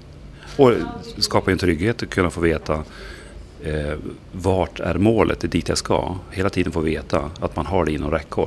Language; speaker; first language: Swedish; native; Swedish